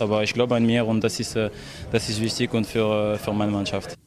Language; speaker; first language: German; non-native, learner; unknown